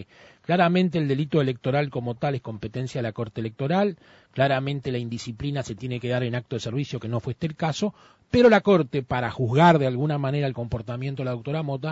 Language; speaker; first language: Spanish; native; Spanish